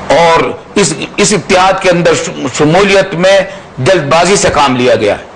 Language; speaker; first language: Urdu; native; Urdu